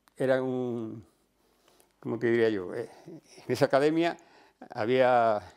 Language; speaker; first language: Spanish; native; Spanish